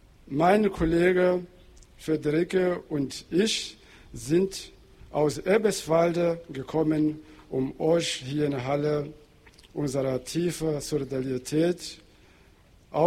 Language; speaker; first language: German; non-native, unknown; Portuguese